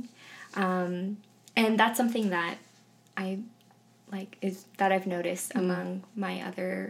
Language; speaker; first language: English; native; English